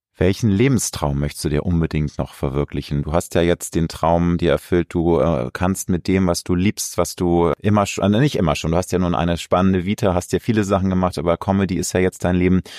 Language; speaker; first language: German; native; German